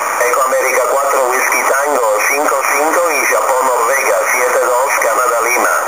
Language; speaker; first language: Spanish; non-native, fluent; Italian